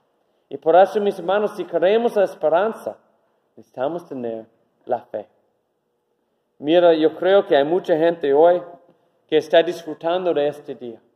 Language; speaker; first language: Spanish; non-native, learner; English